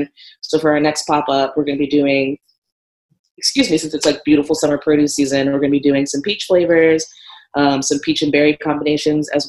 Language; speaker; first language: English; native; English